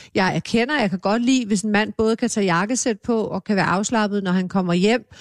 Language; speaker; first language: Danish; native; Danish